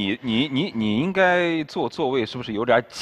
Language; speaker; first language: Chinese; native; Chinese